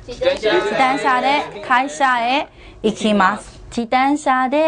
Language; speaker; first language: Japanese; non-native, fluent; Burmese